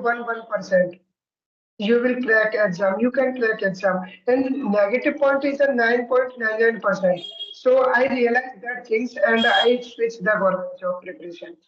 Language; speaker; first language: English; non-native, learner; Hindi